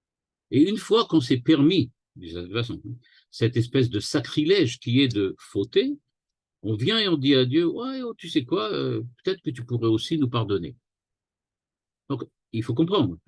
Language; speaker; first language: French; native; French